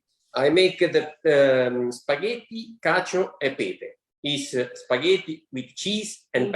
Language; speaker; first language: English; non-native, learner; Italian